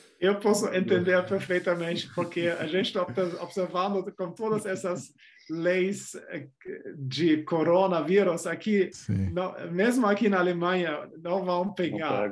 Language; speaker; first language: Portuguese; non-native, fluent; German